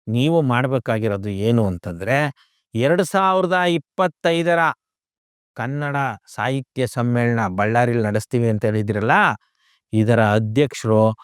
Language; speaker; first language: Kannada; native; Kannada